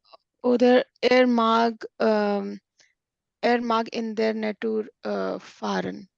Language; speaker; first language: German; non-native, learner; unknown